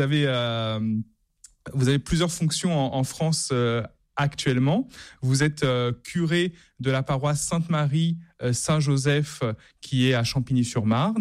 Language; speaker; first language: French; native; French